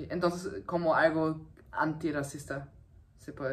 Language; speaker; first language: Spanish; non-native, fluent; German